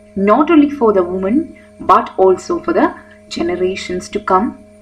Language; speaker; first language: English; non-native, local second language; Malayalam